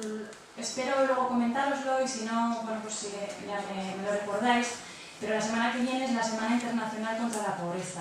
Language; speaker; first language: Spanish; non-native, local second language; Basque